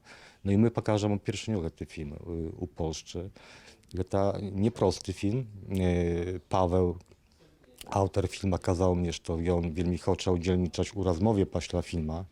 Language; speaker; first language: Polish; non-native, learner; Belarusian